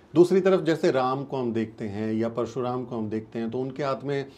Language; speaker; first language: Hindi; native; Hindi